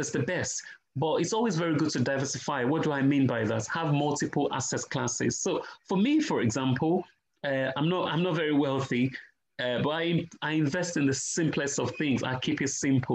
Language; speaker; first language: English; non-native, local second language; Yoruba